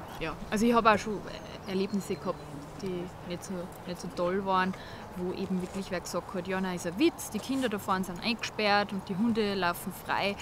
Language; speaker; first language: German; native; German